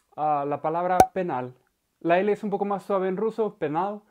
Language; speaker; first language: Spanish; native; Spanish